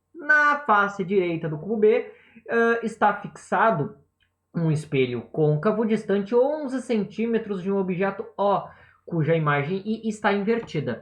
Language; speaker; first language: Portuguese; native; Portuguese